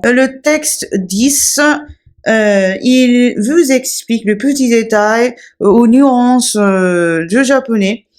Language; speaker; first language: French; non-native, fluent; Japanese